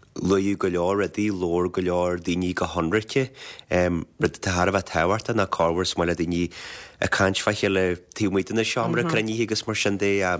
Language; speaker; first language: Irish; native; Irish